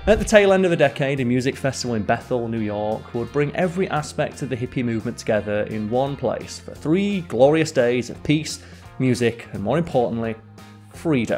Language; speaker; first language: English; native; English